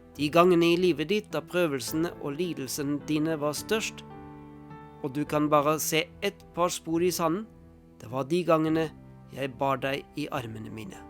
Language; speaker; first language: Norwegian; non-native, fluent; German